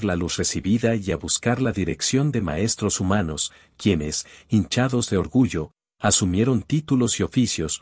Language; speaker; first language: Spanish; native; Spanish